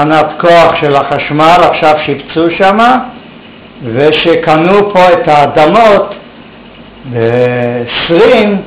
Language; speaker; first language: Hebrew; early bilingual, other home language; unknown